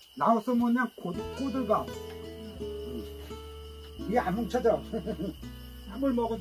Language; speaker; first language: Korean; native; Korean